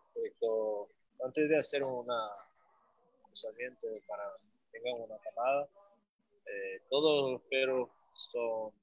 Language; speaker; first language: Spanish; non-native, learner; Portuguese